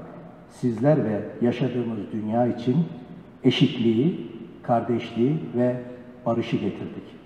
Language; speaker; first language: Turkish; native; Turkish